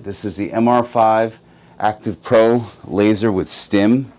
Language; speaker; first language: English; native; English